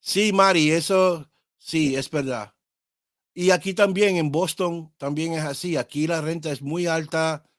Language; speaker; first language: Spanish; early bilingual, heritage; Spanish